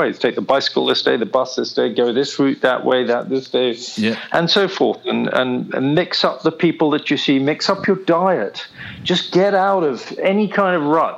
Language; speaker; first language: English; native; English